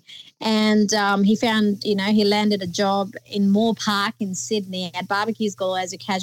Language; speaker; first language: English; non-native, local second language; Nepali